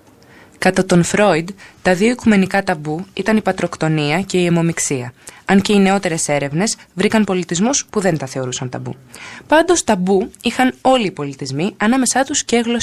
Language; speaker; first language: Greek; native; Greek